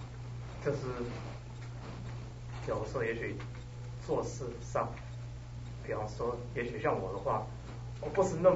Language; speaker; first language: Chinese; early bilingual, other home language; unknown